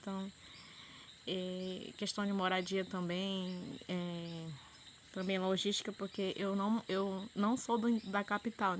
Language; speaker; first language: Portuguese; native; Portuguese